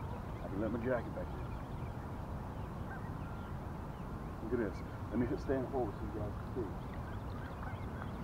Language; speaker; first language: English; native; English